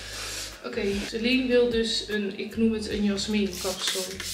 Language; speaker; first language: Dutch; native; Dutch